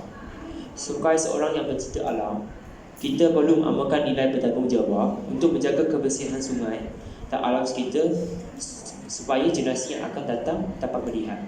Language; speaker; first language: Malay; non-native, local second language; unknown